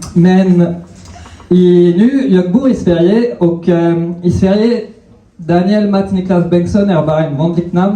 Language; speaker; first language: Swedish; non-native, fluent; French